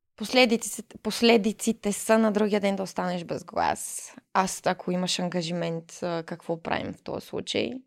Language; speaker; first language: Bulgarian; early bilingual, heritage; Bulgarian